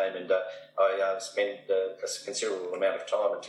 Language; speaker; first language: English; native; English